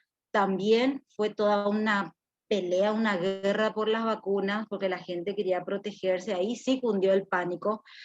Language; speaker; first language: Spanish; native; Spanish